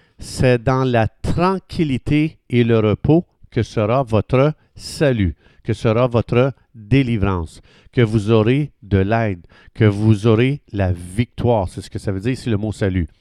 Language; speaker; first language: French; native; French